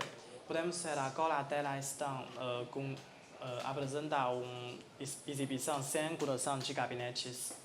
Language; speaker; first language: Portuguese; non-native, fluent; Chinese